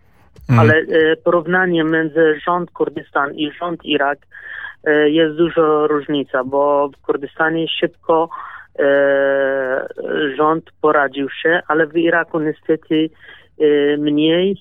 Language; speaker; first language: Polish; non-native, learner; Kurdish